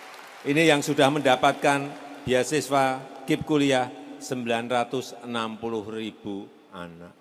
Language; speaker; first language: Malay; non-native, local second language; Javanese